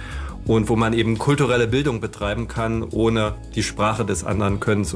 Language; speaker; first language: German; native; German